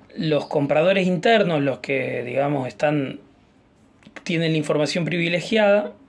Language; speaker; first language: Spanish; native; Spanish